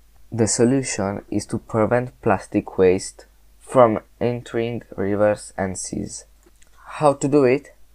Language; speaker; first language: English; non-native, learner; Italian